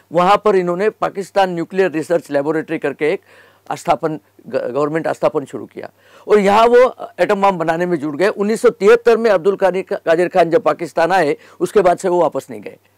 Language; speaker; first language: Hindi; native; Hindi